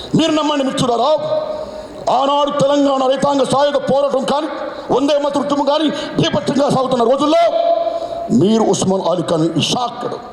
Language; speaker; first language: Telugu; native; Telugu